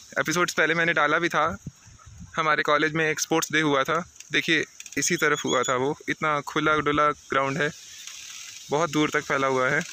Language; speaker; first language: Hindi; non-native, local second language; Punjabi